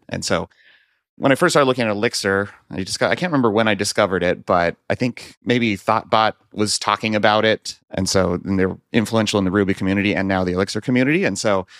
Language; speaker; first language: English; native; English